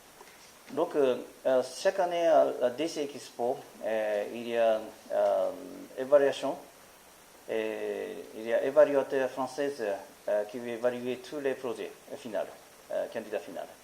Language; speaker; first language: French; non-native, learner; Japanese